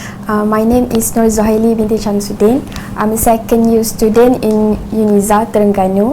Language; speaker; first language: English; non-native, local second language; Malay